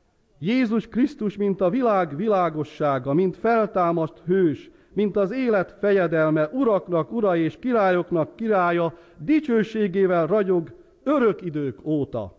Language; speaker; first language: Hungarian; native; Hungarian